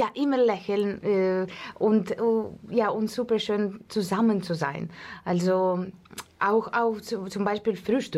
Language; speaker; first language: German; non-native, learner; Russian